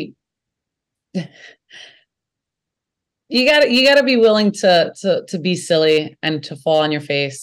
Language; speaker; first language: English; native; English